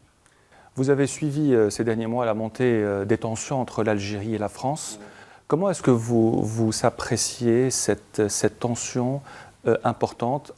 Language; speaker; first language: French; non-native, local second language; Arabic